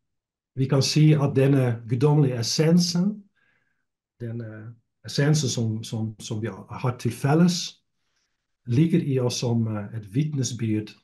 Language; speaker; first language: Norwegian; non-native, fluent; Dutch